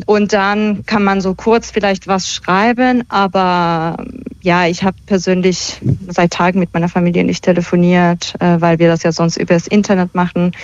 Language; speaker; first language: German; early bilingual, other home language; Persian